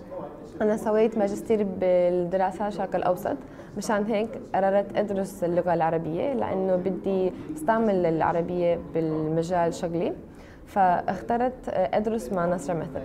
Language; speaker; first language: Arabic; non-native, learner; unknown